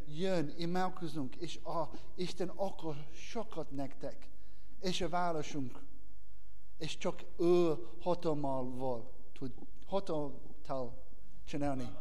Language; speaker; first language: Hungarian; non-native, learner; English